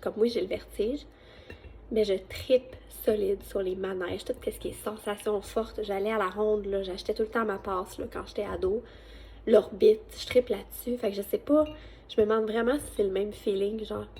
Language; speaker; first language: French; native; French